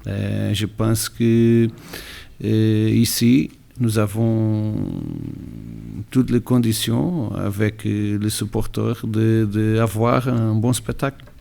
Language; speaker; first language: French; non-native, learner; Portuguese